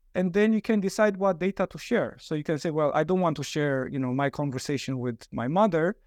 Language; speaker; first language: English; non-native, fluent; Romanian